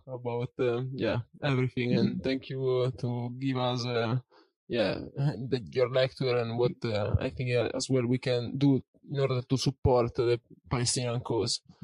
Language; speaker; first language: English; non-native, learner; Italian